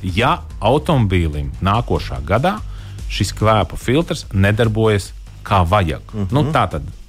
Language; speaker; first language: Latvian; native; Latvian